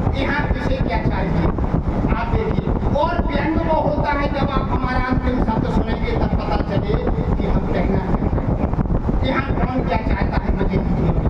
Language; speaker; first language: Hindi; native; Hindi